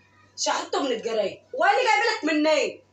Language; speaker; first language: Arabic; native; Arabic